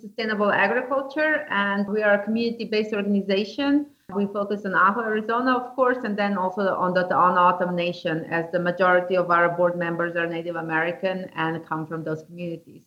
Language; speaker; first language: English; non-native, fluent; Slovenian